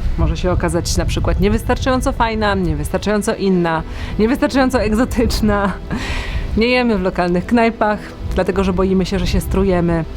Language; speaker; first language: Polish; native; Polish